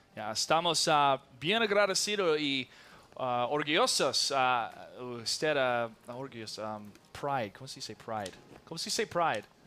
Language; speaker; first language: Spanish; non-native, learner; English